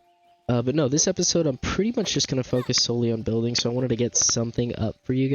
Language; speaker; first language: English; native; English